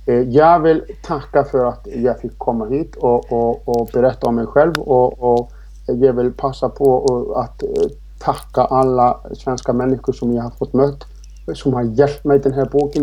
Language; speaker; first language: Swedish; non-native, fluent; Icelandic